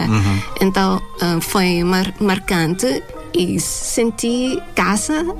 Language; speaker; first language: Portuguese; non-native, fluent; Thai